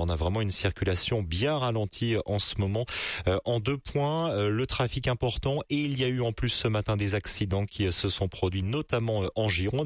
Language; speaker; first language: French; native; French